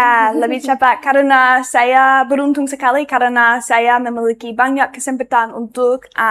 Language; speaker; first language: Indonesian; non-native, learner; English